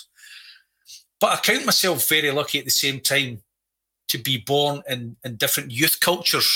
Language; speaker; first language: English; native; English